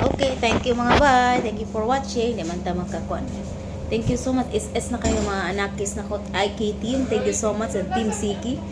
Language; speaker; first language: Filipino; non-native, local second language; Cebuano